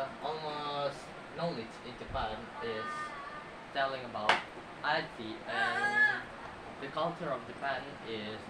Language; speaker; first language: English; non-native, learner; Indonesian